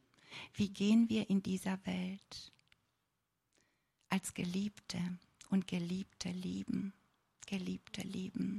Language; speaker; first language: German; non-native, fluent; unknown